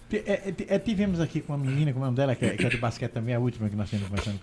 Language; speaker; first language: Portuguese; native; Portuguese